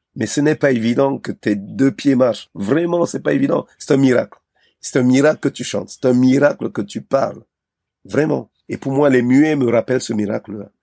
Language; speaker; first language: French; non-native, local second language; Basaa